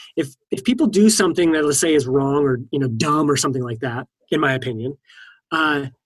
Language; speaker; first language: English; native; English